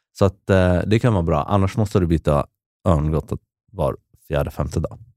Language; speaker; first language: Swedish; early bilingual, other home language; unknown